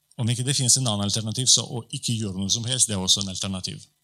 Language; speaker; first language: Norwegian; non-native, fluent; Polish